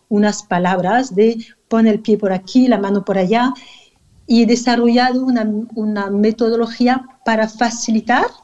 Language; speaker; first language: Spanish; non-native, fluent; French